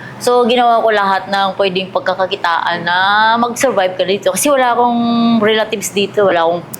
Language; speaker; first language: Filipino; non-native, local second language; Cebuano